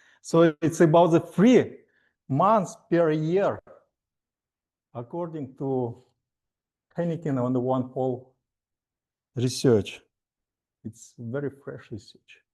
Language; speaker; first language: English; non-native, fluent; Russian